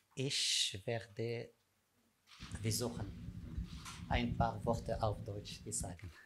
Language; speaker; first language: German; non-native, learner; Arabic